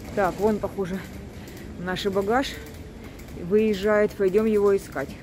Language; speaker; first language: Russian; native; Russian